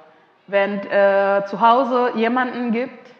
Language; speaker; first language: German; non-native, fluent; Indonesian